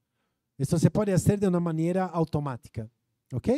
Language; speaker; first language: Spanish; non-native, fluent; Portuguese